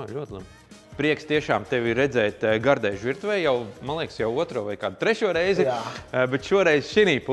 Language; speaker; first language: Latvian; native; Latvian